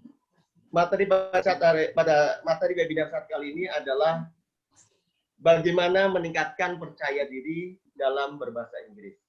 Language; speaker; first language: Indonesian; native; Indonesian